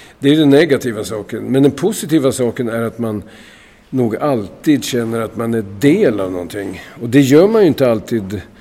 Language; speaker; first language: Swedish; native; Swedish